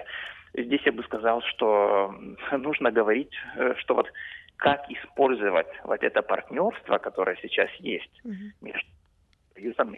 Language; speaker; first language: Russian; non-native, fluent; Lithuanian